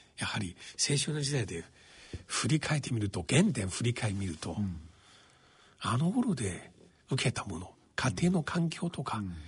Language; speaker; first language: Japanese; non-native, fluent; Chinese